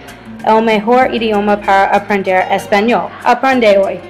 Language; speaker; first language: Spanish; non-native, learner; English